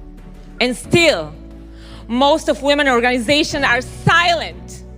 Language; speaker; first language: English; non-native, fluent; Hebrew